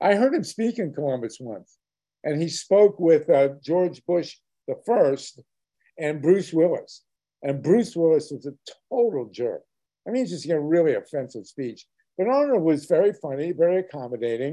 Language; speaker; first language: English; native; English